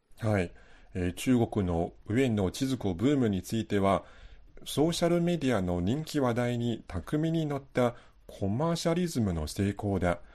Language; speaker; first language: Japanese; non-native, fluent; Chinese